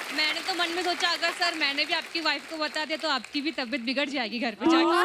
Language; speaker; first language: Hindi; native; Hindi